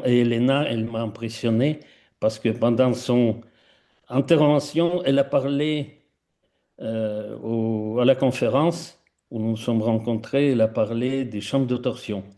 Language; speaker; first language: French; non-native, fluent; Russian